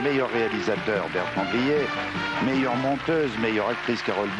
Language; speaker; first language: French; native; French